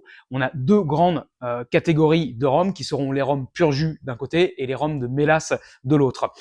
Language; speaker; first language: French; native; French